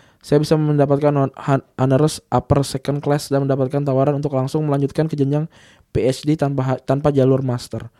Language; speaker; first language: Indonesian; native; Indonesian